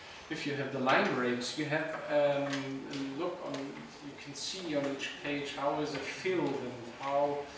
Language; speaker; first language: English; non-native, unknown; German